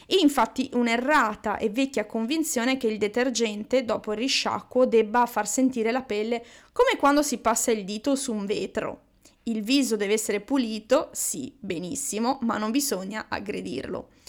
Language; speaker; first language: Italian; native; Italian